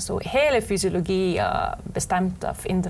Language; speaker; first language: Norwegian; non-native, fluent; German